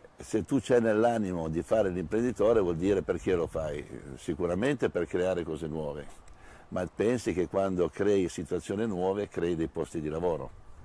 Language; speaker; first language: Italian; native; Italian